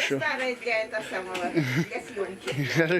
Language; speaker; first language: Russian; native; Russian